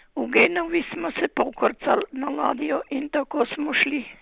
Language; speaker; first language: Slovenian; native; Slovenian